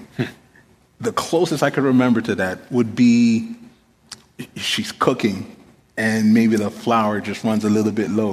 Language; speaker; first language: English; native; English